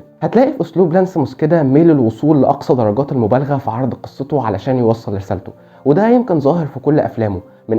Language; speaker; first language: Arabic; native; Arabic